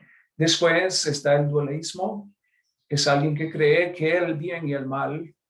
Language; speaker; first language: Spanish; native; Spanish